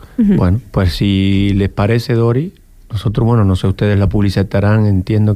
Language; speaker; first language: Spanish; native; Spanish